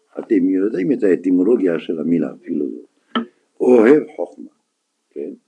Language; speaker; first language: Hebrew; non-native, fluent; French